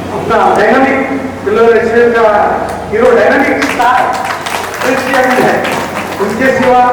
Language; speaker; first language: Hindi; non-native, local second language; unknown